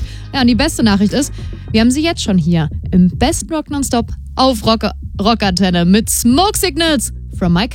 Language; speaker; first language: German; native; German